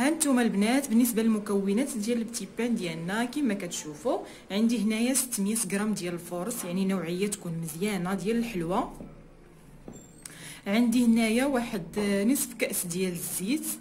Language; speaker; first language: Arabic; native; Arabic